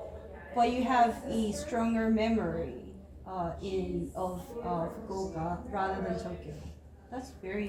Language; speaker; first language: English; non-native, fluent; Japanese